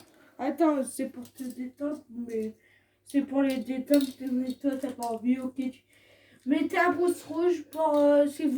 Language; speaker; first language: French; native; French